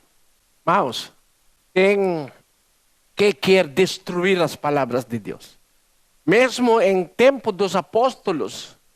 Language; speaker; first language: Portuguese; non-native, learner; Filipino